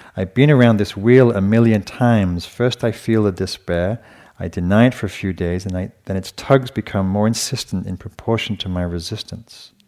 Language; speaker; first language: English; native; English